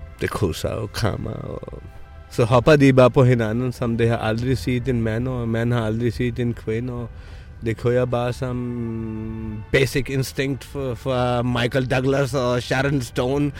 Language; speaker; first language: Danish; non-native, fluent; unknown